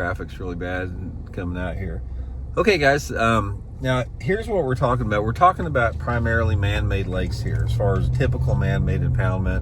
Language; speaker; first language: English; native; English